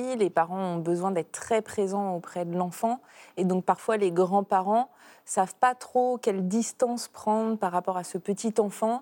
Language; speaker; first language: French; native; French